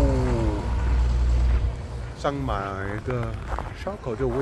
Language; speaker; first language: Chinese; non-native, learner; English